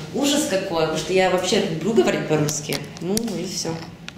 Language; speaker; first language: Russian; early bilingual, heritage; Russian